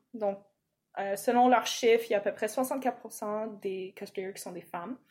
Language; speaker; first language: French; native; French